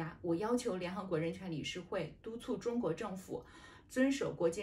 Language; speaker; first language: Chinese; native; Chinese